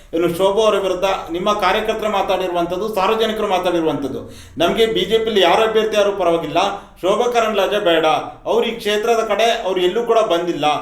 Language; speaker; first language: Kannada; native; Kannada